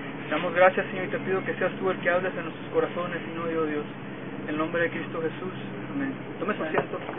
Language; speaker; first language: Spanish; early bilingual, heritage; Spanish